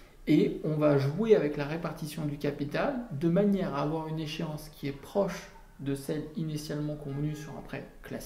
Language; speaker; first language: French; native; French